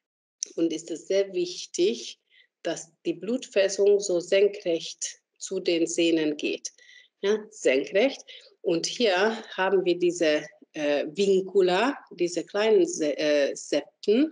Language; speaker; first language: German; non-native, fluent; Hungarian